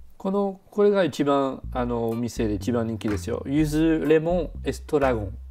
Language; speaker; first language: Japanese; non-native, fluent; French